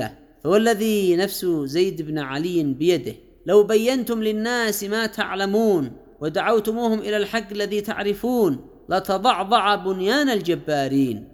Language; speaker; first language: Arabic; native; Arabic